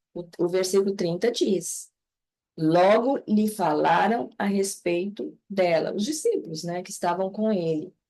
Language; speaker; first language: Portuguese; native; Portuguese